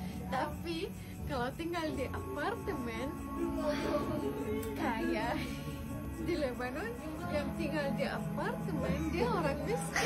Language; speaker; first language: Indonesian; non-native, learner; Arabic